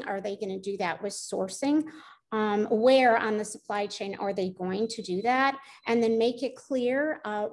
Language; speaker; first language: English; native; English